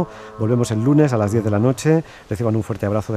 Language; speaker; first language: Spanish; native; Spanish